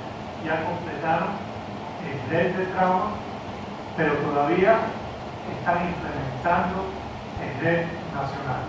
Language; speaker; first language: Spanish; early bilingual, heritage; Spanish